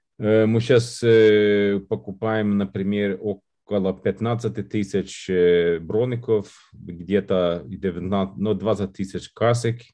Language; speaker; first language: Russian; non-native, fluent; Lithuanian